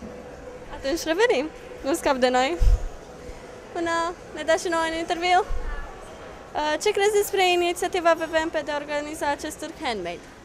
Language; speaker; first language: Romanian; native; Romanian